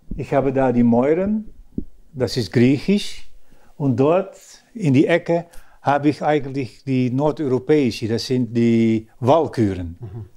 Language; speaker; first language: German; early bilingual, other home language; Dutch